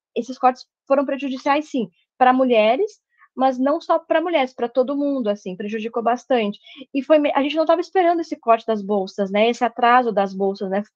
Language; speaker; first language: Portuguese; native; Portuguese